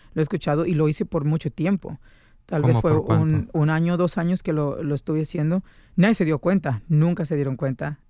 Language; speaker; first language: Spanish; native; Spanish